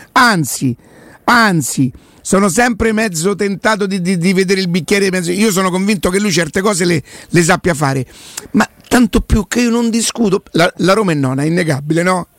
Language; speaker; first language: Italian; native; Italian